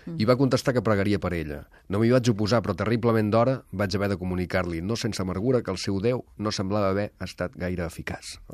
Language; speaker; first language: Catalan; native; Catalan